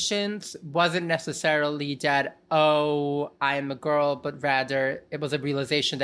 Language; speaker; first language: English; early bilingual, other home language; Yiddish